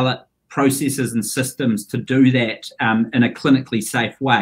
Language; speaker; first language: English; native; English